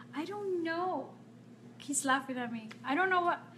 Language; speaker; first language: English; non-native, fluent; Spanish